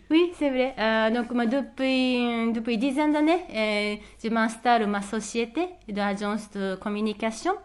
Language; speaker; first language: French; non-native, fluent; Japanese